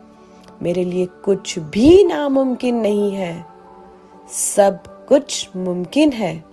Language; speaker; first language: Hindi; native; Hindi